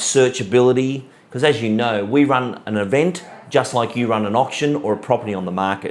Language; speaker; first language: English; native; English